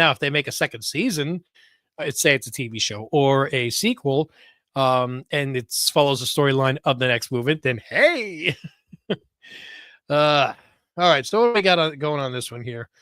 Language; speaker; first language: English; native; English